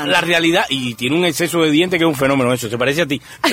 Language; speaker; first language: Spanish; native; Spanish